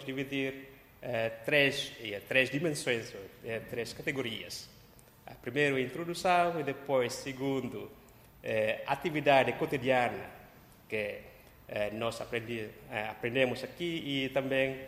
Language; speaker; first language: Portuguese; non-native, local second language; Tetum